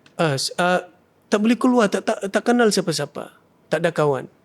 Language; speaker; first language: Malay; non-native, fluent; Thai